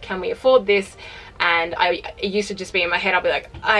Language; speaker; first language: English; native; English